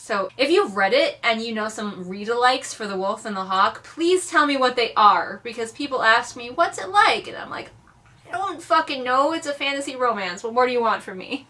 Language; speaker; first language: English; native; English